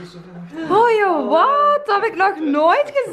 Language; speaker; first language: Dutch; native; Dutch